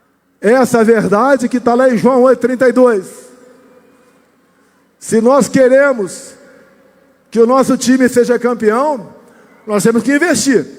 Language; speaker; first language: Portuguese; native; Portuguese